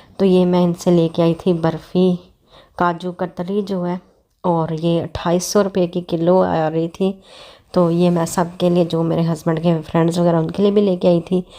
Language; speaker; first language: Urdu; non-native, local second language; Punjabi